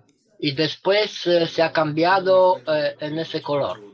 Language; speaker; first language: Spanish; non-native, fluent; Romanian